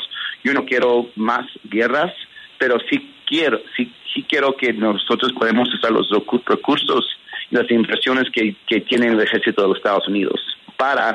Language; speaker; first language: Spanish; early bilingual, heritage; Spanish